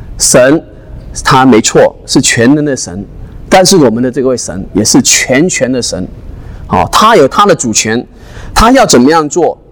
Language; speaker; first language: Chinese; non-native, local second language; Cantonese